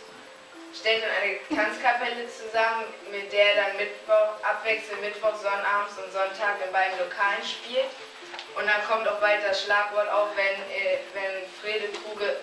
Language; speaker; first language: German; native; German